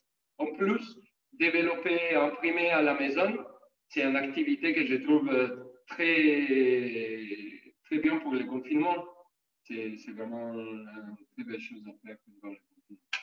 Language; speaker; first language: French; non-native, fluent; Italian